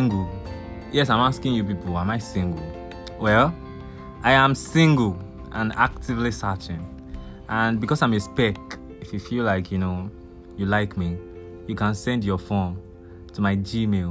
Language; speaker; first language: English; non-native, local second language; Yoruba